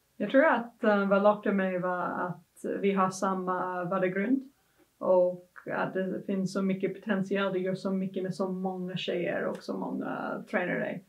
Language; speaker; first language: Swedish; non-native, fluent; English